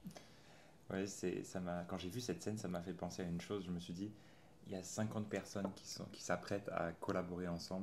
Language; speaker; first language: French; native; French